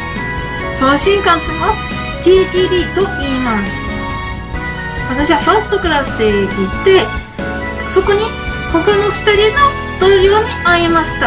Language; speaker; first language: Japanese; non-native, learner; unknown